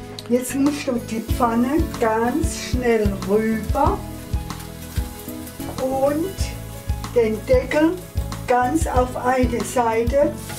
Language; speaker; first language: German; native; German